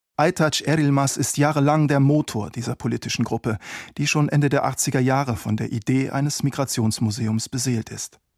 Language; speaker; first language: German; native; German